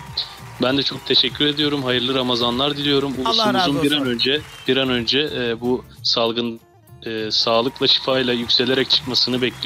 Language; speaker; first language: Turkish; native; Turkish